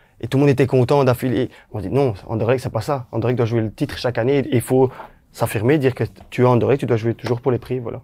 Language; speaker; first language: French; native; French